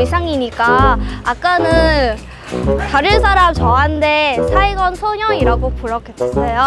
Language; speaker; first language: Korean; non-native, learner; Vietnamese